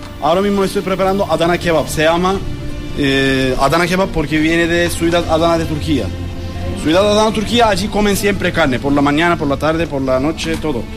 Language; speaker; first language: Spanish; non-native, learner; Turkish